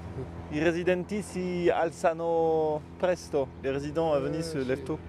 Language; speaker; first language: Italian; non-native, learner; French